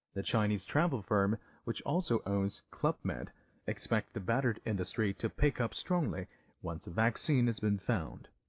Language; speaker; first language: English; non-native, fluent; Chinese